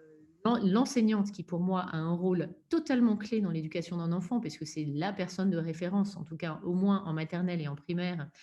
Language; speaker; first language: French; native; French